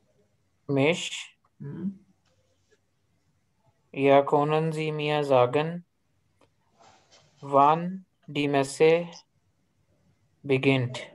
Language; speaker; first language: German; non-native, learner; Urdu